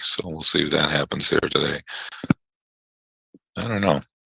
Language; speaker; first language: English; native; English